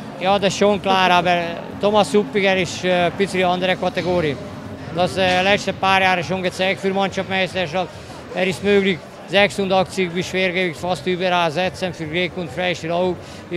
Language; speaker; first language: German; non-native, learner; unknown